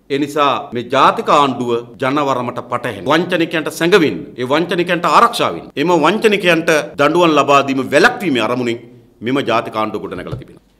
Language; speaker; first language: Sinhala; native; Sinhala